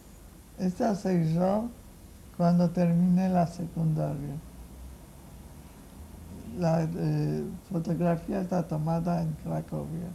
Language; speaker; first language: Spanish; non-native, fluent; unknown